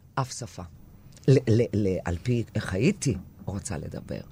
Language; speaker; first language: Hebrew; non-native, fluent; Greek